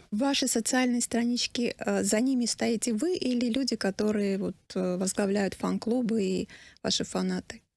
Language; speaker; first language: Russian; non-native, local second language; Armenian